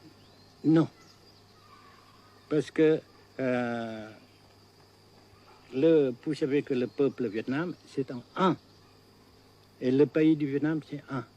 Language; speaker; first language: French; non-native, fluent; Vietnamese